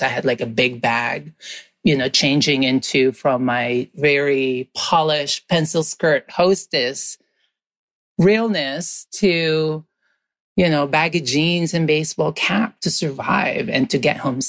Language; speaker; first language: English; non-native, local second language; Filipino